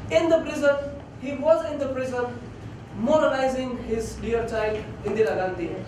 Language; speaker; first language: English; non-native, local second language; Gujarati